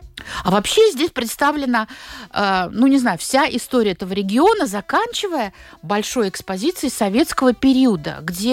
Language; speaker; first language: Russian; native; Russian